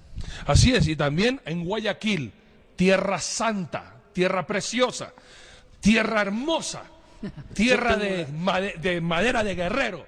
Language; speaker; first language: Spanish; native; Spanish